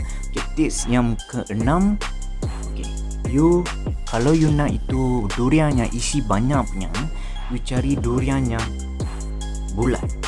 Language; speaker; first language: Malay; native; Malay